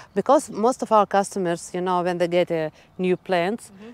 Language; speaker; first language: English; non-native, learner; Russian